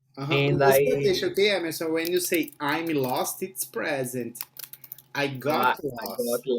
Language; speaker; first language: English; non-native, fluent; Portuguese